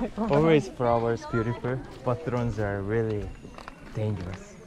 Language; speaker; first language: English; non-native, learner; Korean